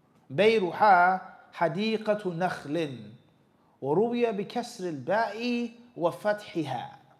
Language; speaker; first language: Arabic; non-native, fluent; English